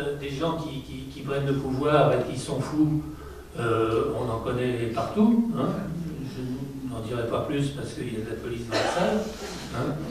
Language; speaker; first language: French; native; French